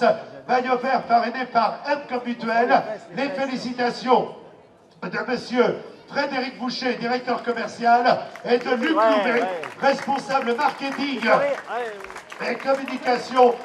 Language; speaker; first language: French; native; French